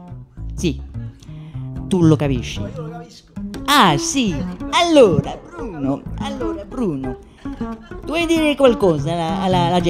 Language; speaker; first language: Italian; non-native, learner; French